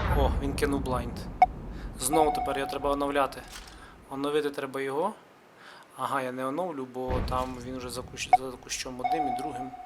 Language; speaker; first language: Ukrainian; non-native, local second language; Russian